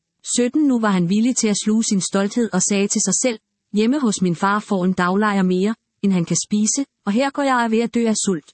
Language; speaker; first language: Danish; native; Danish